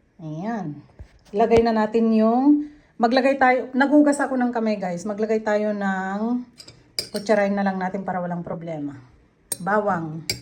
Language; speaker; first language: Filipino; non-native, local second language; Iloko